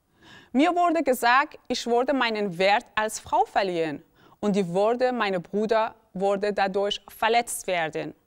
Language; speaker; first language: German; early bilingual, other home language; Persian